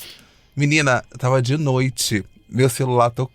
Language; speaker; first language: Portuguese; native; Portuguese